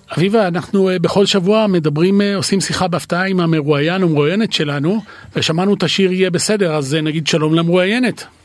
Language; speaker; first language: Hebrew; native; Hebrew